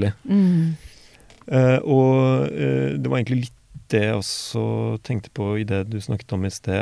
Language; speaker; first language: Norwegian; native; Norwegian